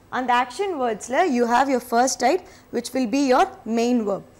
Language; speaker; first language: English; non-native, local second language; Tamil